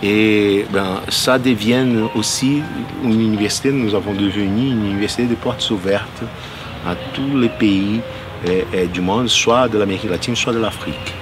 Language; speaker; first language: French; non-native, fluent; Portuguese